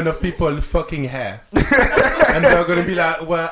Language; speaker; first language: English; non-native, fluent; French